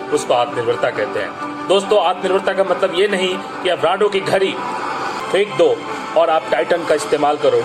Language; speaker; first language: Hindi; native; Hindi